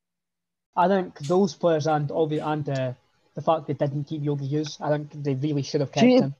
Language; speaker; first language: English; native; English